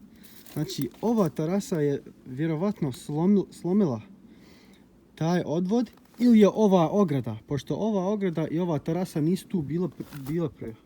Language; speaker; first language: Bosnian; early bilingual, heritage; Croatian